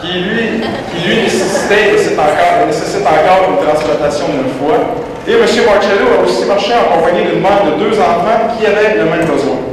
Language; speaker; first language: French; native; French